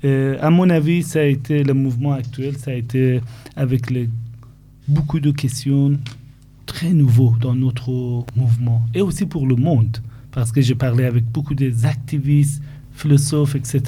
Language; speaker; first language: French; non-native, fluent; Persian